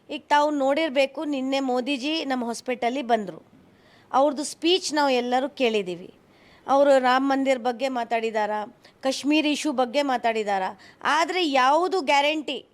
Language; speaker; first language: Kannada; non-native, local second language; Hindi